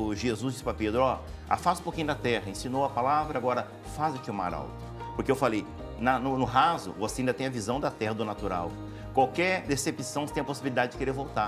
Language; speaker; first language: Portuguese; native; Portuguese